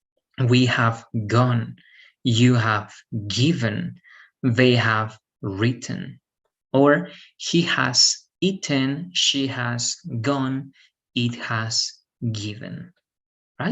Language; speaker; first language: English; non-native, fluent; Spanish